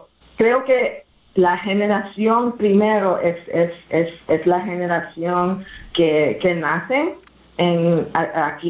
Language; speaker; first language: Spanish; early bilingual, heritage; English